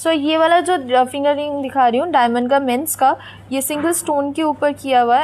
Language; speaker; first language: Hindi; non-native, local second language; Bangla